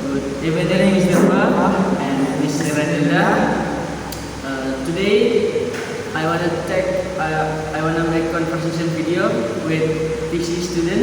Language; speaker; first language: English; non-native, learner; Indonesian